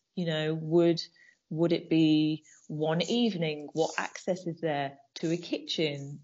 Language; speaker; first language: English; native; English